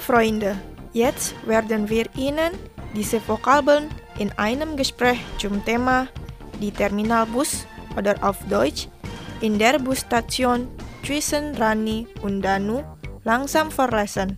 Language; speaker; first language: German; non-native, fluent; Indonesian